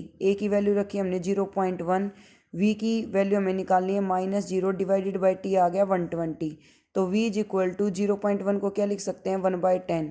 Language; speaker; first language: Hindi; native; Hindi